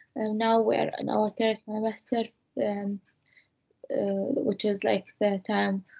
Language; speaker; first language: English; non-native, fluent; Arabic